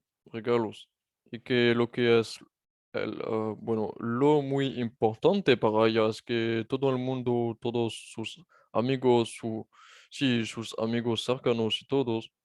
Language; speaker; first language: Spanish; non-native, fluent; French